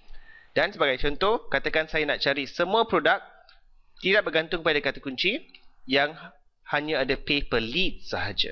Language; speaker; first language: Malay; native; Malay